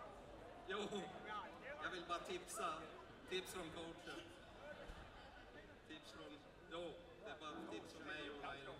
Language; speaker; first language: Swedish; native; Swedish